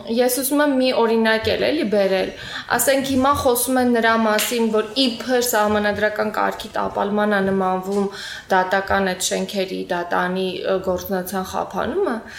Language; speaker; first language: Armenian; native; Armenian